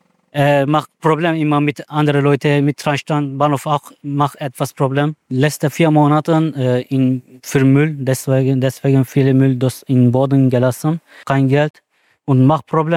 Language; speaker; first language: German; non-native, learner; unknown